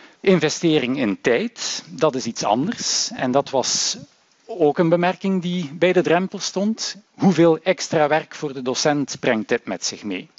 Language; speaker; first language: Dutch; native; Dutch